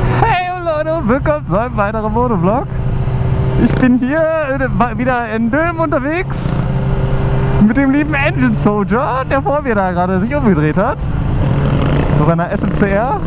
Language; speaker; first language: German; native; German